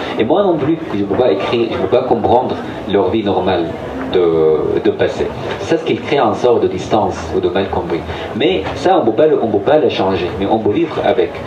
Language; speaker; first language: French; non-native, fluent; Arabic